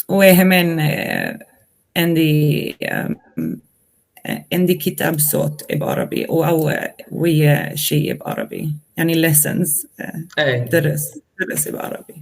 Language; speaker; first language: Arabic; non-native, learner; Swedish